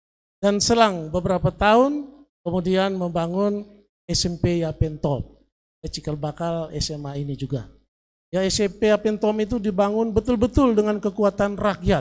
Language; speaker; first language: Indonesian; native; Indonesian